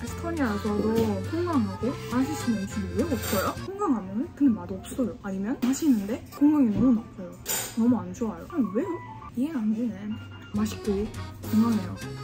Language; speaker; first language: Korean; non-native, learner; Estonian